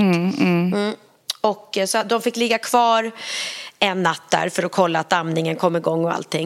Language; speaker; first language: Swedish; native; Swedish